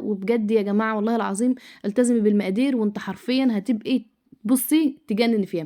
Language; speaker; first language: Arabic; native; Arabic